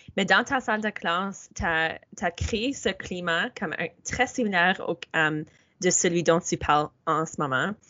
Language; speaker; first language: French; native; French